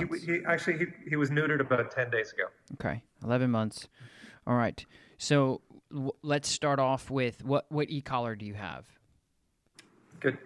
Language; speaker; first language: English; native; English